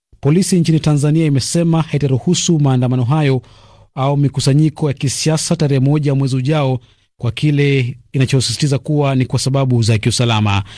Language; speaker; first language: Swahili; non-native, local second language; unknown